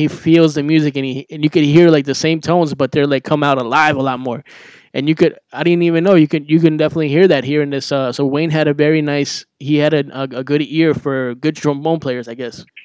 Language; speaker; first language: English; early bilingual, other home language; Spanish